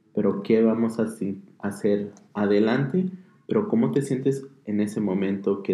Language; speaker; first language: Spanish; early bilingual, heritage; Spanish